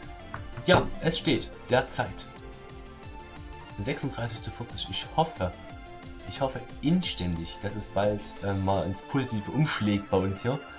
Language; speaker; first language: German; native; German